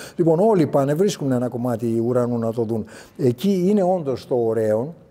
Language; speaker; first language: Greek; native; Greek